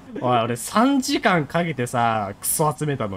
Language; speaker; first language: Japanese; native; Japanese